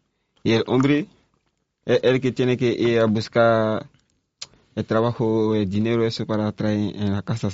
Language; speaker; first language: Spanish; non-native, learner; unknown